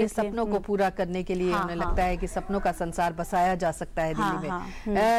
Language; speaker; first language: Hindi; native; Hindi